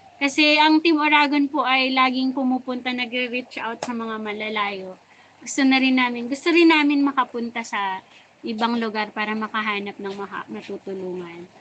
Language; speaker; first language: Filipino; non-native, local second language; Bikol